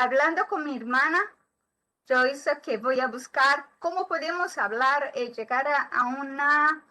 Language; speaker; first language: Spanish; non-native, learner; Portuguese